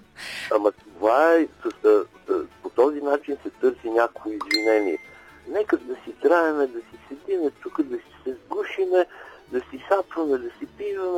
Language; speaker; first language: Bulgarian; native; Bulgarian